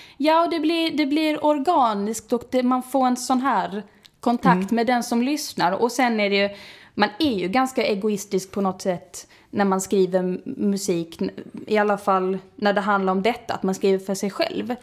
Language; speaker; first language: Swedish; native; Swedish